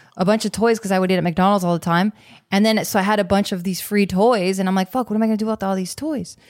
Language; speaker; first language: English; native; English